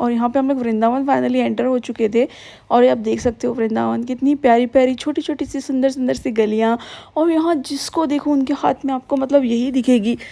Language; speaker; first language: Hindi; native; Hindi